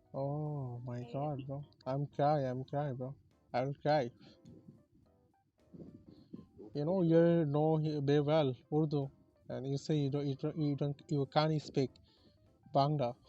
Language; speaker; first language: English; non-native, learner; Bangla